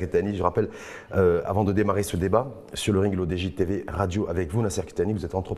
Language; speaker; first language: French; non-native, local second language; Arabic